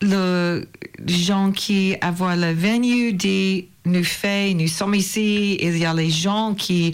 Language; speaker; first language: French; non-native, learner; English